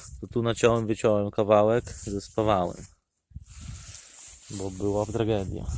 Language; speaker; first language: Polish; native; Polish